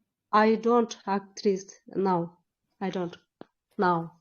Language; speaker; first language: English; non-native, learner; Kyrgyz